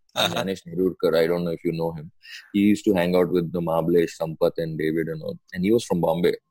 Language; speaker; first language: English; non-native, local second language; Sindhi